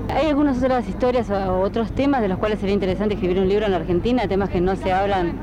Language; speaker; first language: Spanish; native; Spanish